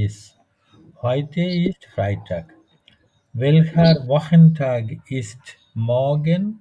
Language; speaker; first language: German; non-native, fluent; Bangla